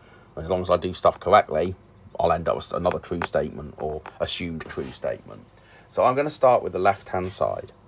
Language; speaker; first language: English; native; English